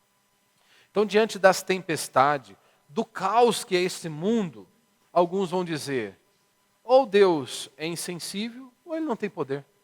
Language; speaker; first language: Portuguese; native; Portuguese